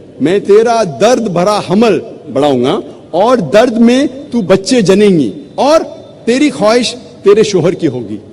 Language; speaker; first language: Urdu; non-native, local second language; Konkani